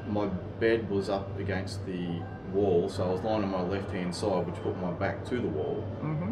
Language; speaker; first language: English; native; English